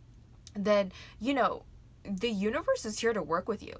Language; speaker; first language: English; native; English